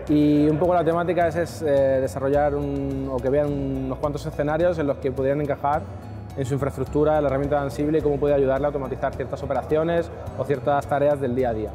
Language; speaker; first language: Spanish; native; Spanish